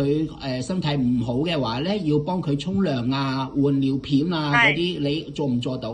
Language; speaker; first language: Cantonese; native; Cantonese